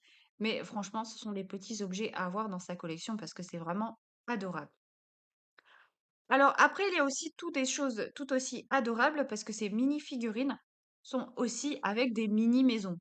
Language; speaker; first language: French; native; French